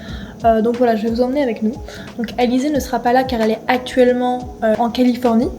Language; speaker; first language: French; native; French